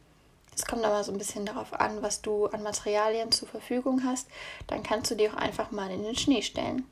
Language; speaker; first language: German; native; German